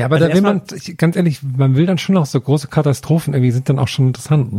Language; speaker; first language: German; native; German